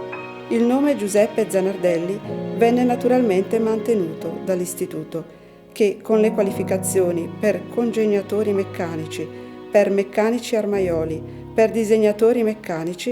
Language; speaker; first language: Italian; native; Italian